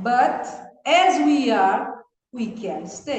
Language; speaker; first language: English; non-native, learner; Kabuverdianu